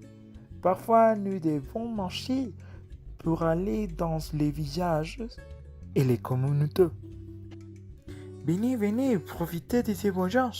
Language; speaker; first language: French; non-native, learner; Spanish